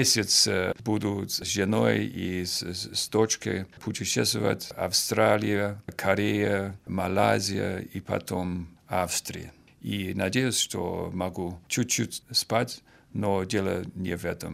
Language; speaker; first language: Russian; non-native, fluent; Finnish